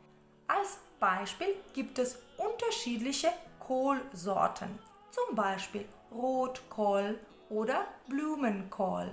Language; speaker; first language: German; non-native, fluent; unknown